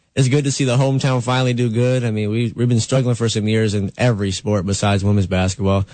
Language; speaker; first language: English; native; English